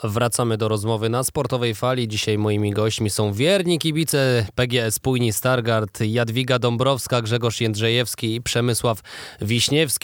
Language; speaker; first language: Polish; native; Polish